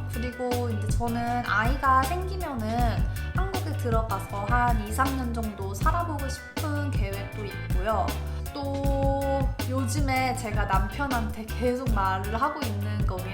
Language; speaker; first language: Korean; native; Korean